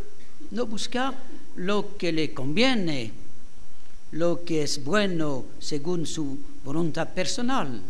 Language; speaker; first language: Spanish; non-native, fluent; French